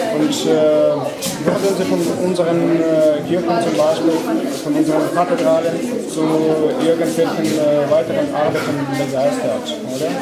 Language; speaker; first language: German; non-native, fluent; Ukrainian